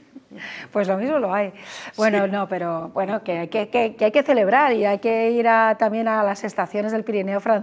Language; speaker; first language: Spanish; native; Spanish